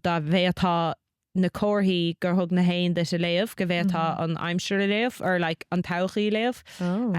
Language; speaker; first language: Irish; non-native, local second language; English